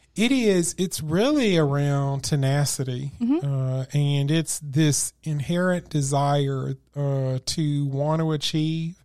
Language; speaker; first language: English; native; English